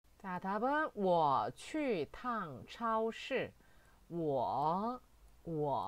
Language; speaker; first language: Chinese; non-native, fluent; Korean